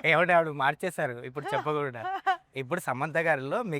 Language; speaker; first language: Telugu; native; Telugu